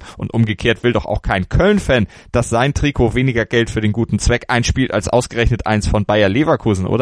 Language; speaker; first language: German; native; German